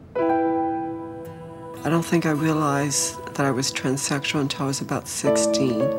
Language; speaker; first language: English; early bilingual, other home language; Vietnamese